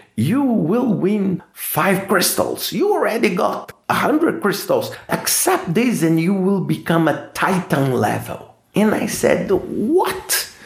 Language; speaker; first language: English; non-native, fluent; Portuguese